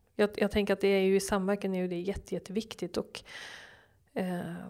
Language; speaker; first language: Swedish; early bilingual, other home language; Norwegian